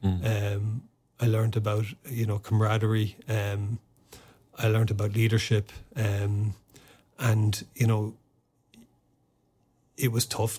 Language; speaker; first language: English; non-native, local second language; Irish